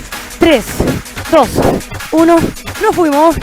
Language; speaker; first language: Spanish; native; Spanish